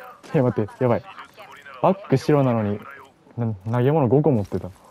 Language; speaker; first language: Japanese; native; Japanese